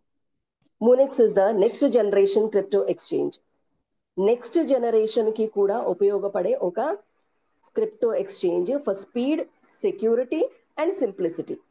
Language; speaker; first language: Telugu; native; Telugu